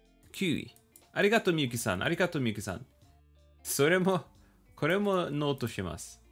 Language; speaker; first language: Japanese; non-native, learner; English